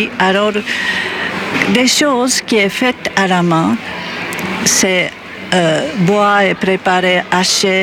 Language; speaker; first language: French; non-native, fluent; Japanese